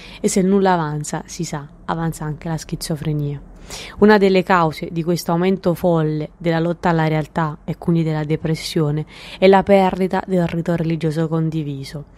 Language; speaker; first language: Italian; native; Italian